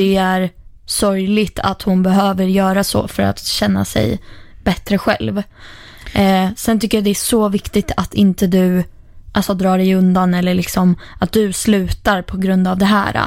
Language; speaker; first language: Swedish; native; Swedish